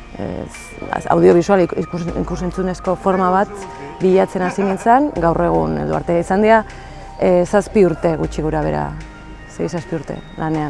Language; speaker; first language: Basque; native; Basque